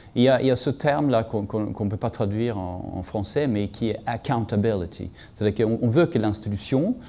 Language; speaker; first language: French; non-native, fluent; Swedish